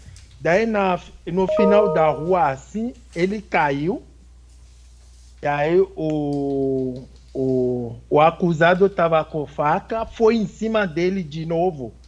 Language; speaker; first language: Portuguese; non-native, fluent; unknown